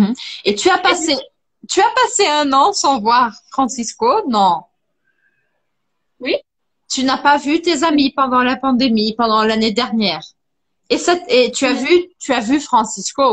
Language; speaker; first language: French; non-native, fluent; Portuguese